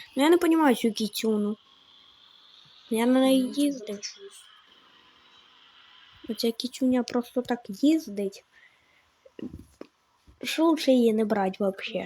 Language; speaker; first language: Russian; non-native, local second language; Ukrainian